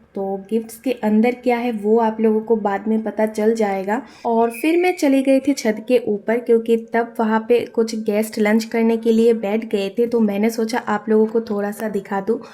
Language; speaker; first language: Hindi; non-native, local second language; Bangla